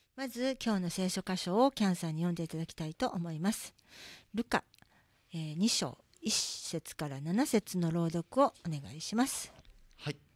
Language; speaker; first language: Japanese; native; Japanese